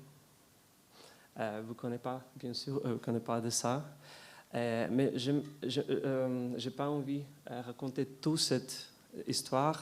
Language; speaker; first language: French; non-native, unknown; Ukrainian